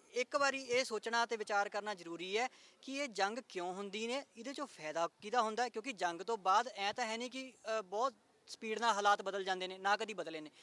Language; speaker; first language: Punjabi; native; Punjabi